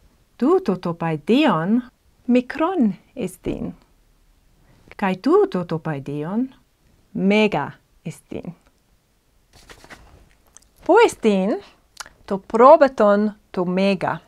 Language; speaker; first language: Greek; non-native, fluent; English